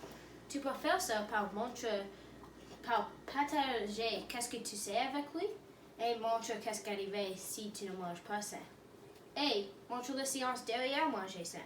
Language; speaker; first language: French; non-native, learner; English